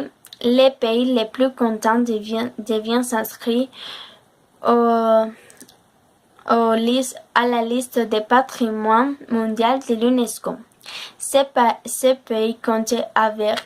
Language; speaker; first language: French; non-native, learner; Spanish